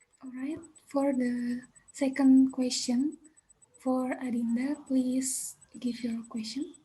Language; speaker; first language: English; non-native, learner; Indonesian